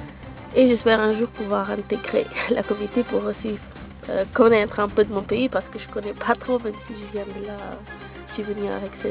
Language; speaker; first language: French; non-native, local second language; Portuguese